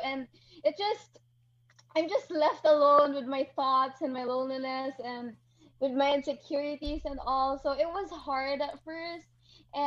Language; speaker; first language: English; non-native, local second language; Hiligaynon